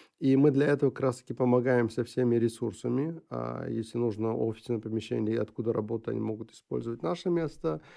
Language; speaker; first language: Russian; non-native, local second language; Uzbek